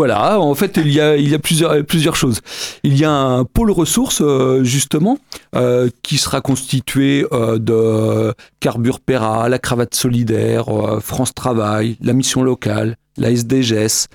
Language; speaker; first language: French; native; French